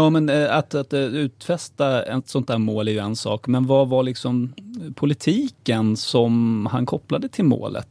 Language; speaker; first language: Swedish; native; Swedish